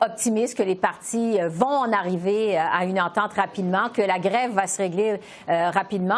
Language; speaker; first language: French; native; French